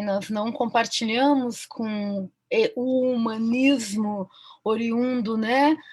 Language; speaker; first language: Portuguese; native; Portuguese